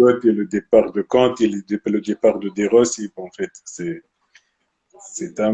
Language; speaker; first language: French; non-native, local second language; Arabic